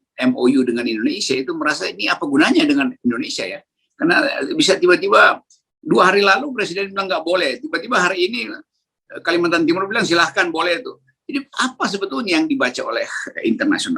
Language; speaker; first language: Indonesian; native; Indonesian